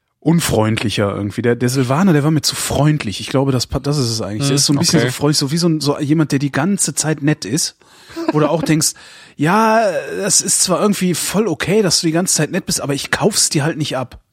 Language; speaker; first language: German; native; German